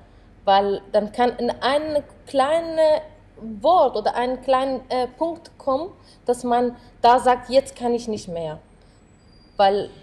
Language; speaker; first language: German; non-native, fluent; Arabic